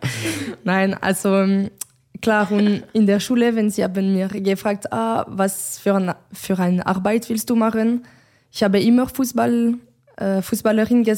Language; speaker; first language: German; non-native, learner; French